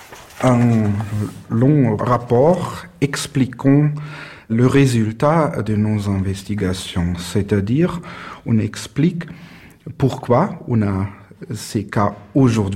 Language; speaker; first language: French; non-native, fluent; German